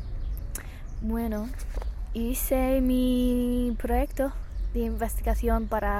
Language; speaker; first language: Spanish; non-native, fluent; English